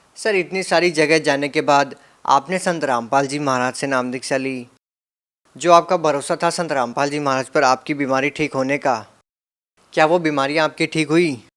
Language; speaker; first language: Hindi; native; Hindi